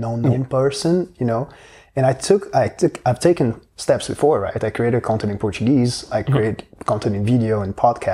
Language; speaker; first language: English; non-native, fluent; Portuguese